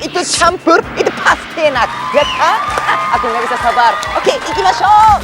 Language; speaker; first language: Indonesian; non-native, fluent; Japanese